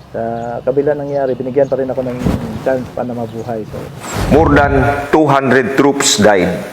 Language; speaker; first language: Filipino; native; Filipino